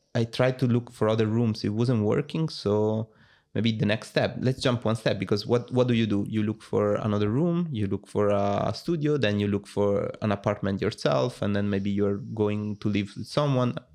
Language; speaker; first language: English; non-native, fluent; Italian